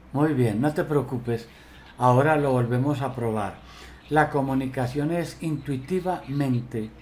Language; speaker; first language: Spanish; native; Spanish